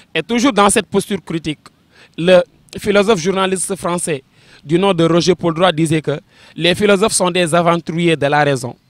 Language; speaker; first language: French; non-native, local second language; Wolof